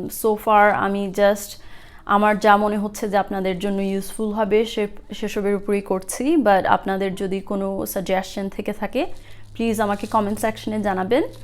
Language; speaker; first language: Bangla; early bilingual, heritage; Bangla